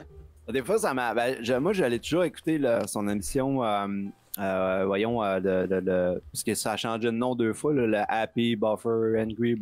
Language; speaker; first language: French; native; French